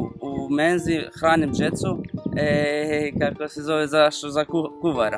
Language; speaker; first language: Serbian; non-native, fluent; Kurdish